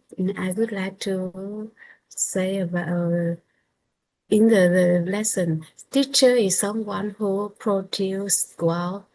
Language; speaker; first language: English; non-native, learner; Vietnamese